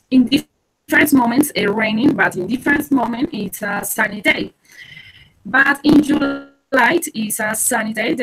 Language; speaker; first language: English; non-native, learner; Spanish